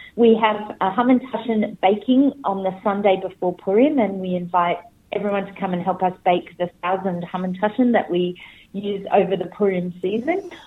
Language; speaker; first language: English; native; English